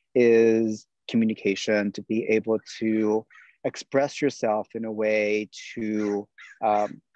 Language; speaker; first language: English; native; English